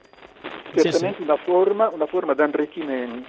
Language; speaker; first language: Catalan; non-native, local second language; Italian